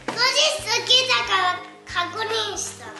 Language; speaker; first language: Japanese; early bilingual, heritage; Japanese